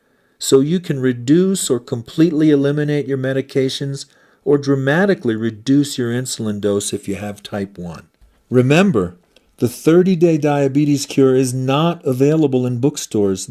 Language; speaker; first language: English; native; English